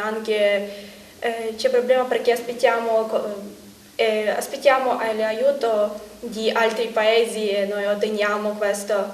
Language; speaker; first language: Italian; non-native, learner; Ukrainian